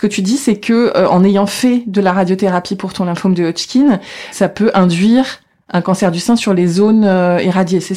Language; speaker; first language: French; native; French